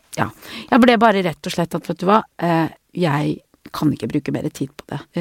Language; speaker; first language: Norwegian; early bilingual, other home language; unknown